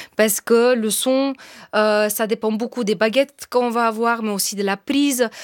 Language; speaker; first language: French; non-native, fluent; Bulgarian